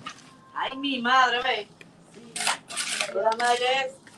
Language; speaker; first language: Spanish; native; Spanish